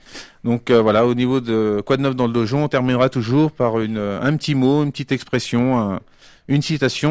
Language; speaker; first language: French; native; French